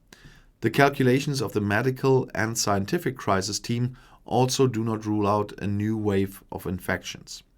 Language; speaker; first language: English; non-native, fluent; German